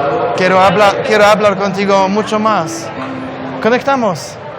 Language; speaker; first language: Spanish; non-native, learner; Polish